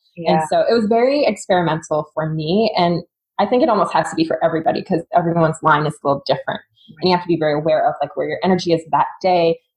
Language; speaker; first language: English; native; English